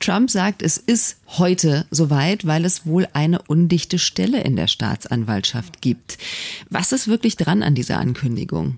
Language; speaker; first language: German; native; German